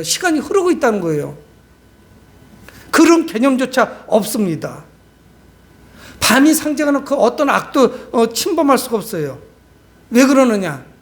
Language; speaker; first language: Korean; native; Korean